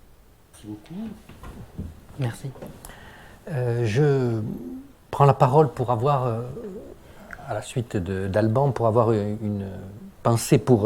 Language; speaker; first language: French; native; French